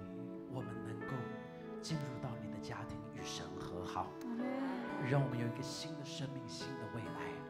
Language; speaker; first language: Chinese; native; Chinese